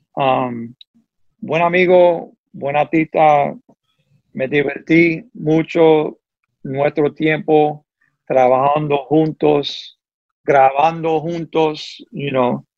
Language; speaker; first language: Spanish; early bilingual, heritage; Spanish